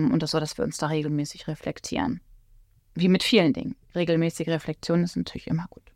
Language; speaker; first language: German; native; German